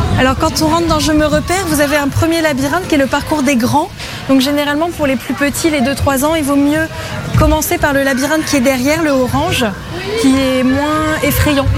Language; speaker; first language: French; native; French